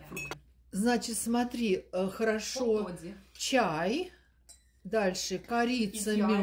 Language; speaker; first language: Russian; native; Russian